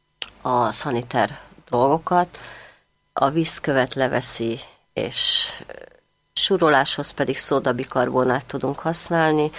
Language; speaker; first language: Hungarian; native; Hungarian